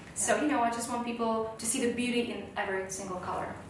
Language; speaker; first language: English; non-native, fluent; Slovak